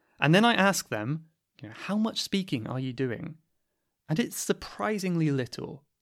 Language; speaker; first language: English; native; English